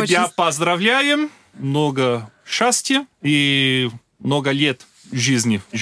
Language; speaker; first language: Russian; non-native, learner; Portuguese